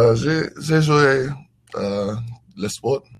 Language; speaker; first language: French; non-native, learner; English